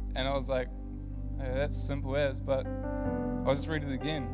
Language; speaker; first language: English; native; English